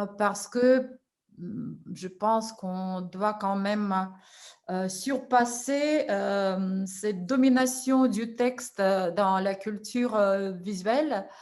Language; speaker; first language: French; non-native, fluent; Russian